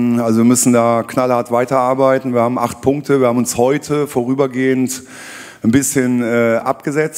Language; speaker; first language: German; native; German